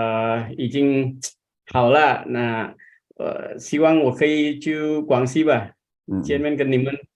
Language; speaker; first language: Chinese; non-native, learner; Indonesian